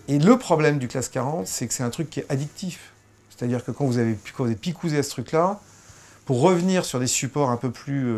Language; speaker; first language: French; native; French